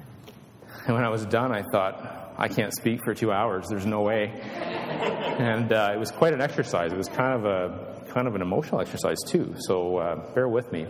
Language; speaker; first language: English; native; English